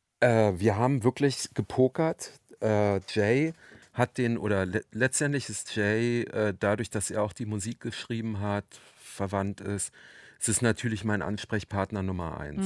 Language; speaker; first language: German; native; German